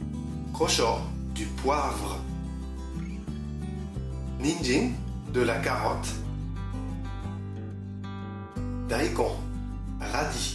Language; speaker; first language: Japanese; non-native, fluent; French